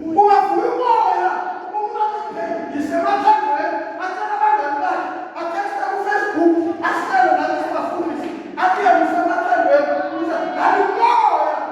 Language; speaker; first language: Zulu; non-native, local second language; Swati